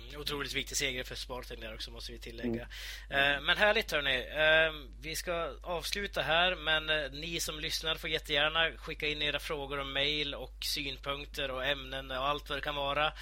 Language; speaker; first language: Swedish; native; Swedish